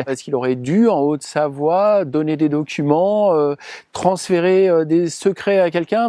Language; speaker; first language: French; native; French